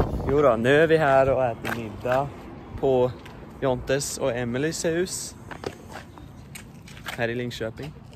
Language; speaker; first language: Swedish; early bilingual, other home language; English